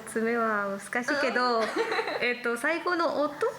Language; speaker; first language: Japanese; non-native, learner; Spanish